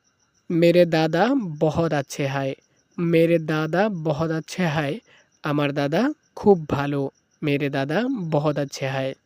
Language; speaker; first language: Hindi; non-native, learner; Bangla